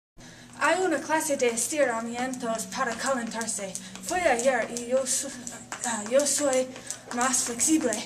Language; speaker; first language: Spanish; non-native, learner; English